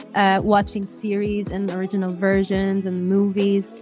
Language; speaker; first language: English; native; English